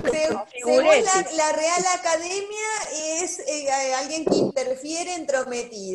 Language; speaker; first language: Spanish; native; Spanish